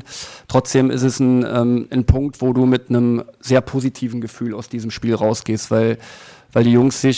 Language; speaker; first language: German; native; German